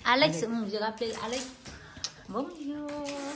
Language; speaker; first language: French; non-native, learner; Vietnamese